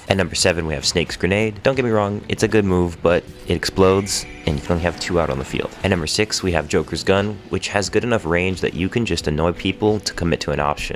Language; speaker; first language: English; native; English